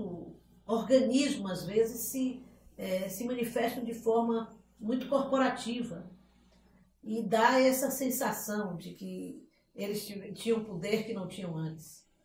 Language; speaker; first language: Portuguese; native; Portuguese